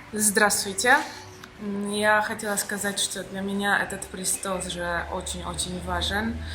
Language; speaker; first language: Russian; non-native, fluent; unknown